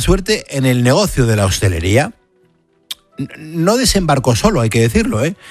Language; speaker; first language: Spanish; native; Spanish